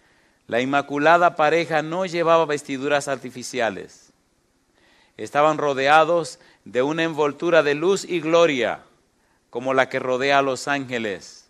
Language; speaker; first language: Spanish; native; Spanish